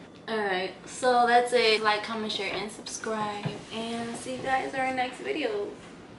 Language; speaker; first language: English; early bilingual, other home language; Spanish